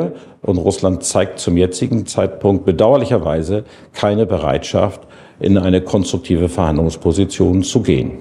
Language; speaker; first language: German; native; German